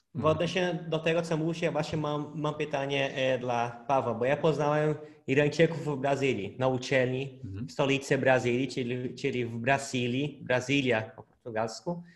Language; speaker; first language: Polish; non-native, fluent; Portuguese